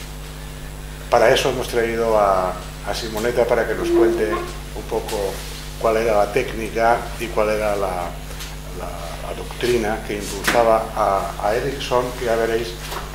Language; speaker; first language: Spanish; native; Spanish